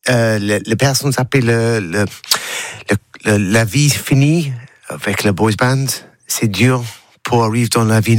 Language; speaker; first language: French; non-native, learner; English